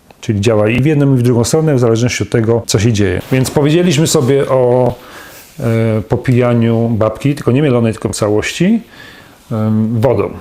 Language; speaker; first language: Polish; native; Polish